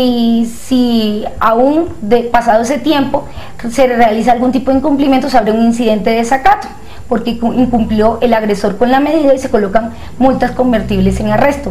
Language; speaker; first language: Spanish; native; Spanish